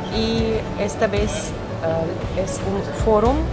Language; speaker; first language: Spanish; non-native, fluent; Russian